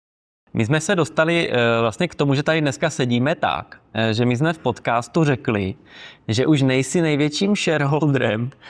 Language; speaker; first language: Czech; native; Czech